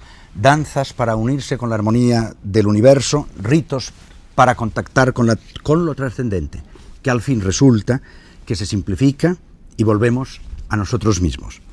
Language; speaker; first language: Spanish; native; Spanish